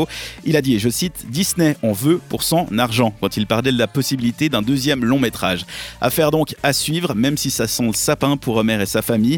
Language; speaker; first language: French; native; French